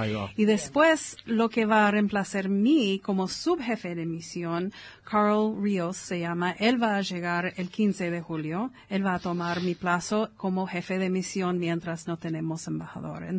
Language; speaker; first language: Spanish; non-native, fluent; English